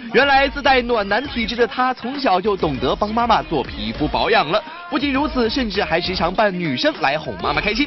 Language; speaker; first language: Chinese; native; Chinese